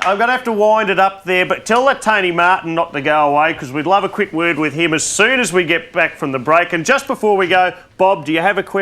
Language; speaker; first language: English; native; English